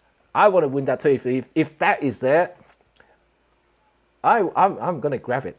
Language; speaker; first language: English; non-native, local second language; Cantonese